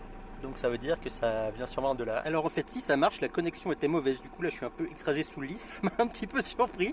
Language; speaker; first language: French; native; French